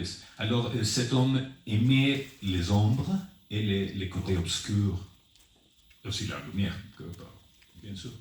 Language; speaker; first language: French; non-native, fluent; Spanish